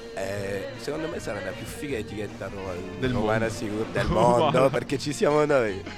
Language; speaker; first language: Italian; non-native, fluent; French